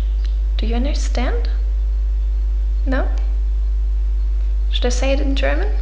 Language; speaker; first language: English; non-native, fluent; German